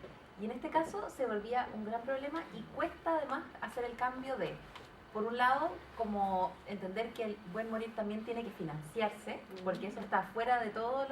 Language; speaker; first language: Spanish; native; Spanish